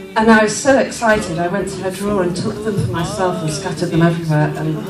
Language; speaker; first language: English; native; English